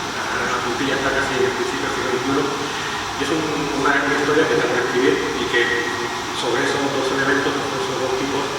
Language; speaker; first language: Spanish; native; Spanish